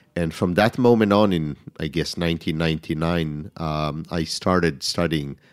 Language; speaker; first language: English; non-native, fluent; Hebrew